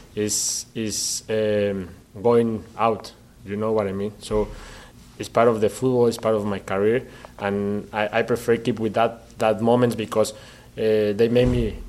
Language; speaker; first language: English; non-native, learner; Spanish